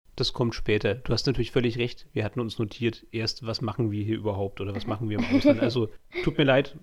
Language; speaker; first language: German; native; German